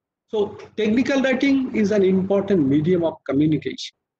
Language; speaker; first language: English; non-native, local second language; Bangla